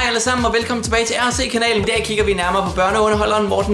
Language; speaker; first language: Danish; native; Danish